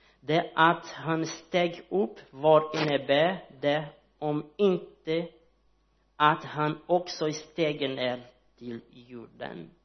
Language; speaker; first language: Swedish; non-native, learner; Portuguese